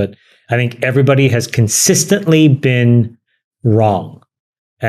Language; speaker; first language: English; native; English